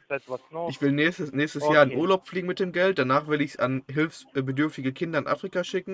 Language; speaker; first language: German; native; German